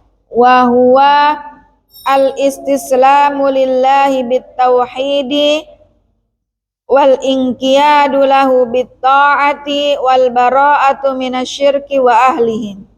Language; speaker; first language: Arabic; non-native, fluent; Indonesian